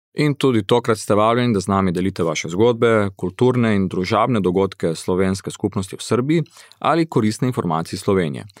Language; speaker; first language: Slovenian; early bilingual, heritage; Slovenian